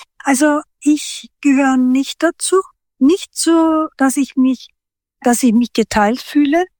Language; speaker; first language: German; early bilingual, other home language; Turkish